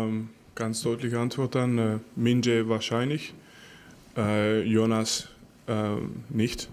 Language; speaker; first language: German; non-native, fluent; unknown